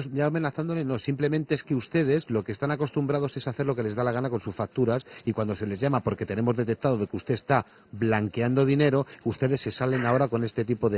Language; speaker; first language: Spanish; native; Spanish